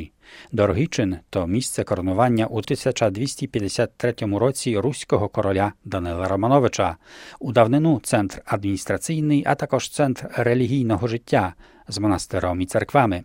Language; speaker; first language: Ukrainian; native; Ukrainian